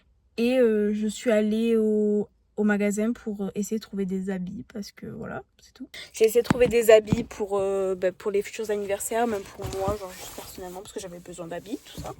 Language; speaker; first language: French; native; French